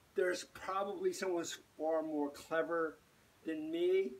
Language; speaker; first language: English; native; English